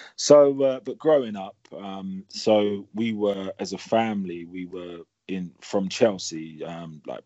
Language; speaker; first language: English; native; English